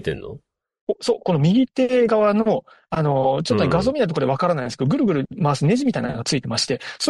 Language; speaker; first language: Japanese; native; Japanese